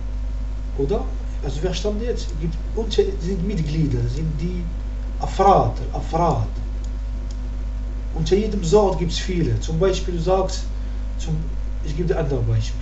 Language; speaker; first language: German; non-native, fluent; Arabic